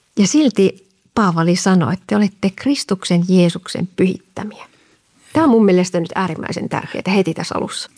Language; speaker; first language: Finnish; native; Finnish